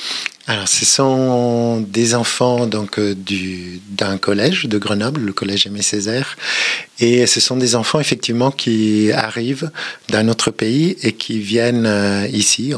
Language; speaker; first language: French; native; French